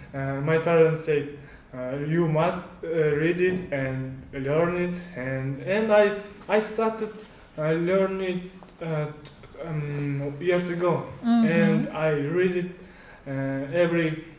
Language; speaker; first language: English; non-native, learner; Kazakh